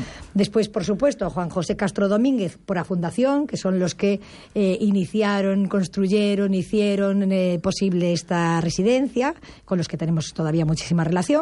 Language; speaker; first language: Spanish; native; Spanish